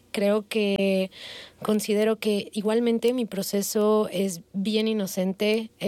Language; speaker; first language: Spanish; native; Spanish